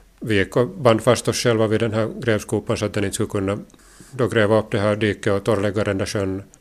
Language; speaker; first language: Swedish; native; Swedish